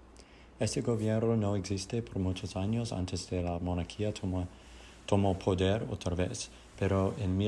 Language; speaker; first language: Spanish; non-native, learner; English